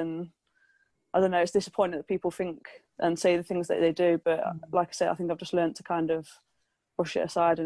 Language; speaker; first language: English; native; English